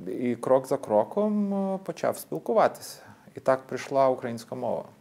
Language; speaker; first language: Ukrainian; non-native, fluent; Lithuanian